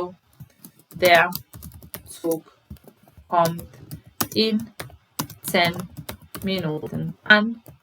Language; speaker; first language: German; non-native, fluent; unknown